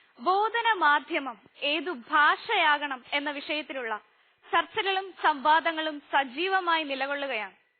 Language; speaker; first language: Malayalam; native; Malayalam